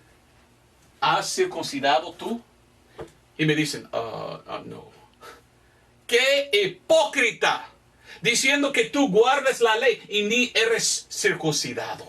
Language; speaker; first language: Spanish; non-native, fluent; English